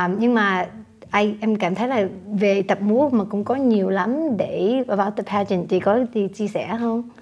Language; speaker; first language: Vietnamese; early bilingual, heritage; Vietnamese